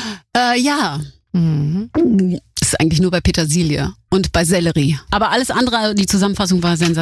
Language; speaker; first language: German; native; German